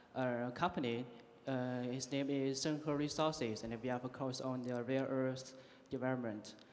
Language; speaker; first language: English; non-native, learner; Chinese